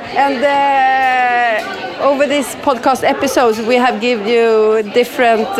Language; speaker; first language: English; non-native, fluent; Swedish